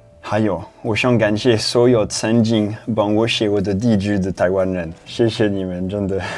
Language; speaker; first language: Chinese; non-native, fluent; French